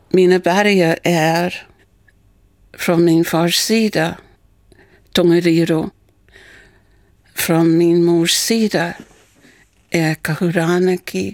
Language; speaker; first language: Swedish; non-native, fluent; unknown